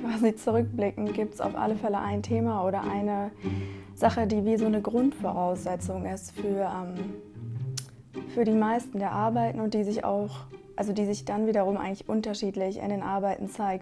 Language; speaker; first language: German; non-native, fluent; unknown